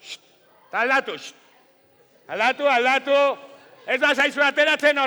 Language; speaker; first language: Basque; non-native, local second language; Spanish